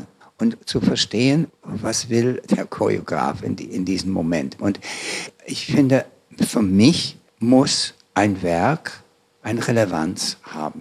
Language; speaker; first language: German; non-native, fluent; English